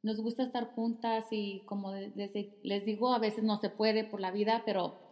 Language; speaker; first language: Spanish; early bilingual, heritage; Spanish